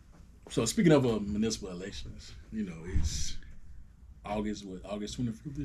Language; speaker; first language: English; native; English